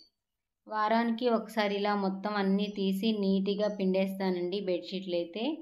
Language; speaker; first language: Telugu; native; Telugu